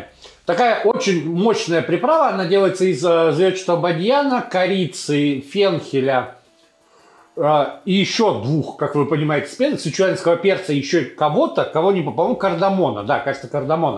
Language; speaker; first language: Russian; native; Russian